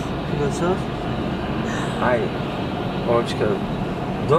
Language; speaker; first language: Russian; non-native, learner; Turkmen